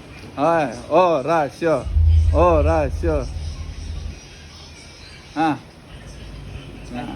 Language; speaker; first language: Spanish; non-native, learner; Azerbaijani